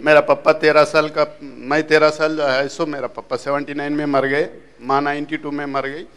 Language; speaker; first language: Hindi; non-native, local second language; Telugu